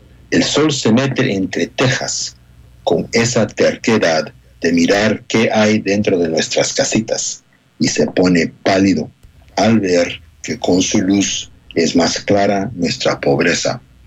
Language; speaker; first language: Spanish; native; Spanish